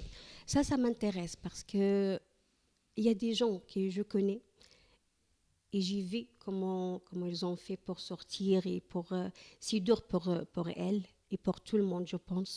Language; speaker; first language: French; non-native, learner; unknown